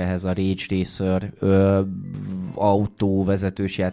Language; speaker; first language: Hungarian; native; Hungarian